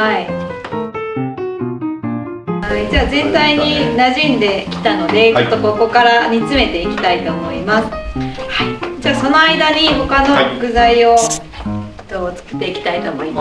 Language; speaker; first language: Japanese; native; Japanese